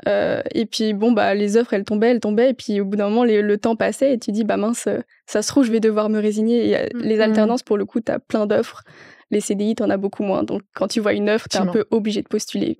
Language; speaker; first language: French; native; French